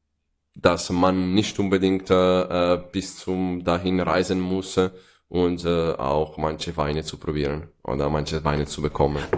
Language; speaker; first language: German; non-native, fluent; Italian